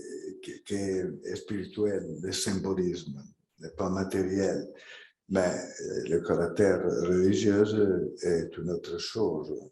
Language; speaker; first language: French; non-native, fluent; Italian